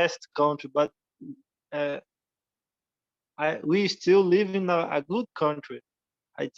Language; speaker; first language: English; non-native, learner; Portuguese